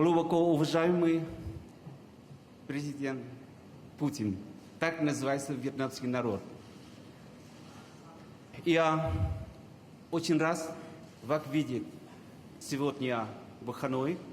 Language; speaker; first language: Russian; non-native, fluent; Vietnamese